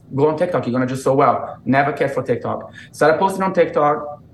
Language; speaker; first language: English; non-native, fluent; Portuguese